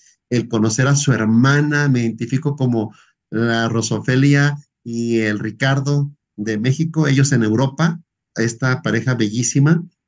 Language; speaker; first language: Spanish; native; Spanish